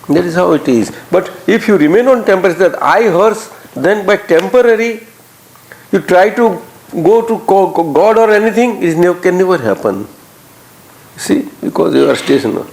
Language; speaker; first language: English; non-native, local second language; Gujarati